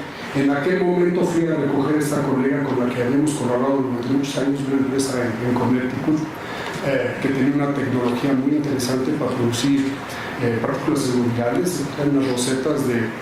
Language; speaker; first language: Spanish; native; Spanish